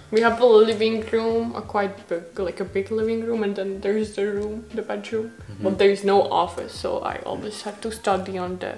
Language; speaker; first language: English; non-native, fluent; Hungarian